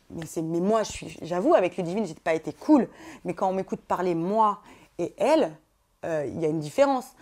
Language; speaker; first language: French; native; French